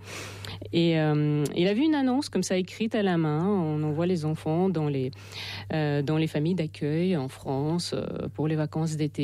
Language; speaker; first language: French; non-native, fluent; Russian